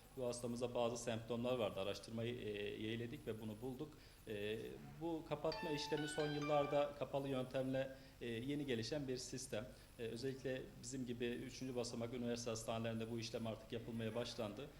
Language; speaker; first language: Turkish; native; Turkish